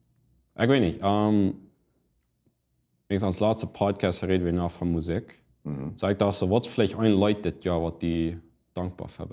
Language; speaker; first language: German; non-native, learner; Plautdietsch